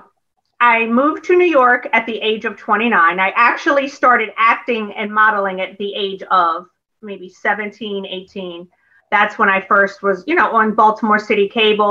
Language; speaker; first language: English; native; English